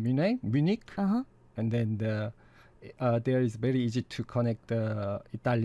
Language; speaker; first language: English; non-native, fluent; Korean